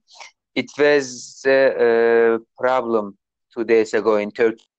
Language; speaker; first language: English; non-native, learner; Turkish